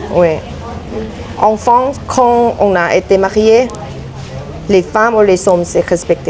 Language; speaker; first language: French; non-native, learner; Thai